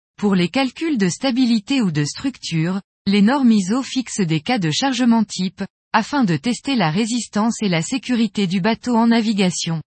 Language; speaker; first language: French; native; French